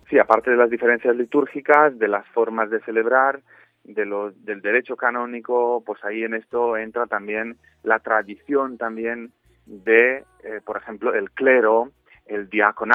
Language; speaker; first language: Spanish; non-native, fluent; Romanian